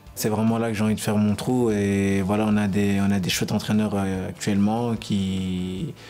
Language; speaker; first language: French; native; French